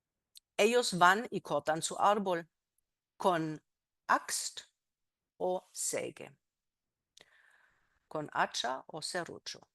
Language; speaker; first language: Spanish; non-native, fluent; German